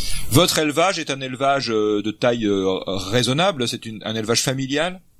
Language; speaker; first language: French; native; French